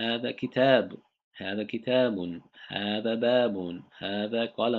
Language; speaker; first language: Arabic; non-native, fluent; English